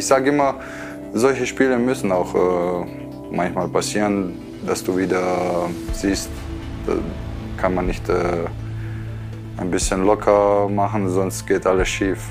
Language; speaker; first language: German; non-native, fluent; Croatian